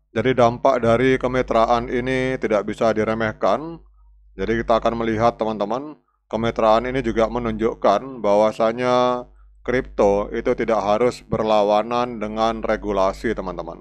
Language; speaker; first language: Indonesian; native; Indonesian